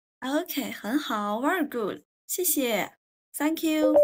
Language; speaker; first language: English; non-native, fluent; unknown